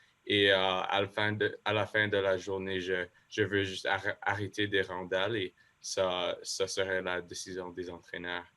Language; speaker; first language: French; non-native, local second language; English